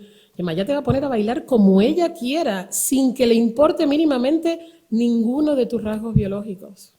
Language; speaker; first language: Spanish; native; Spanish